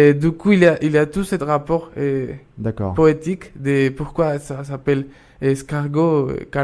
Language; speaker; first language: French; non-native, fluent; Spanish